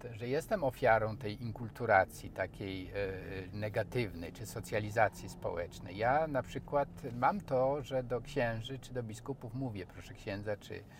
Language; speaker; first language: Polish; native; Polish